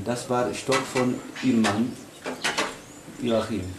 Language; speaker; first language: German; non-native, learner; Amharic